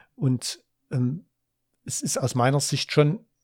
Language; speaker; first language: German; native; German